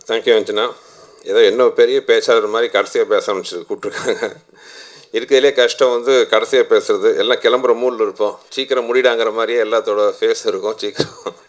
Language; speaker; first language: Tamil; native; Tamil